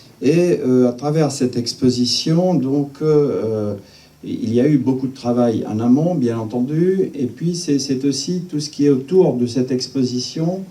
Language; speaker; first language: French; native; French